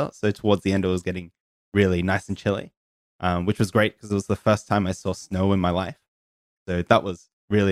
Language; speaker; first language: English; native; English